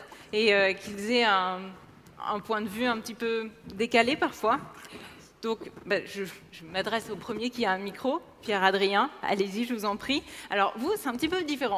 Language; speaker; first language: French; native; French